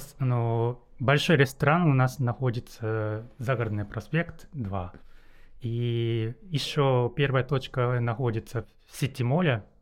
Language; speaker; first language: Russian; non-native, learner; Japanese